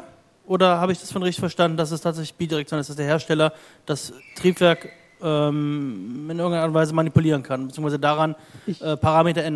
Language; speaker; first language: German; native; German